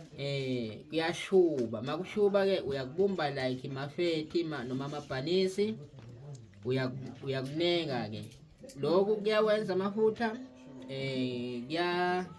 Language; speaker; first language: Zulu; non-native, local second language; Swati